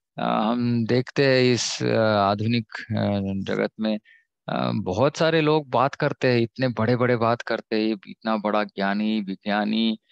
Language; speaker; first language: Hindi; non-native, local second language; Kannada